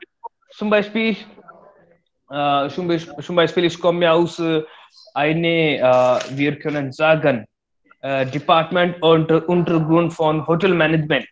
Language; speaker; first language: German; non-native, learner; Hindi